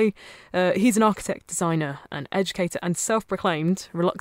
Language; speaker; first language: English; native; English